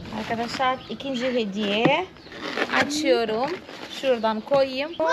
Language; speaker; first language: Turkish; non-native, fluent; Portuguese